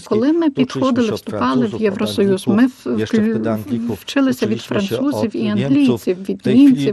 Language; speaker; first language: Ukrainian; non-native, fluent; Polish